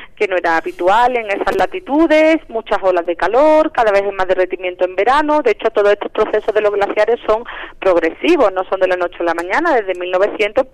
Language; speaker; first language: Spanish; native; Spanish